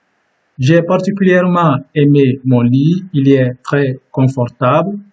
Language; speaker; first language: French; non-native, fluent; Turkish